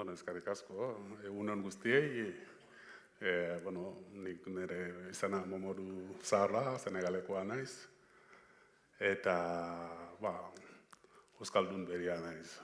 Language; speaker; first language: Basque; non-native, learner; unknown